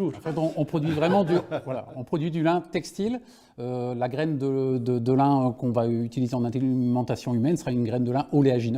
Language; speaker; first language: French; native; French